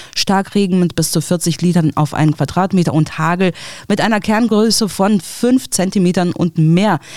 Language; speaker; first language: German; early bilingual, other home language; Russian